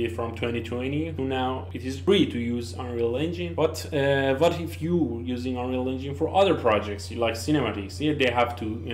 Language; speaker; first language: English; non-native, learner; Persian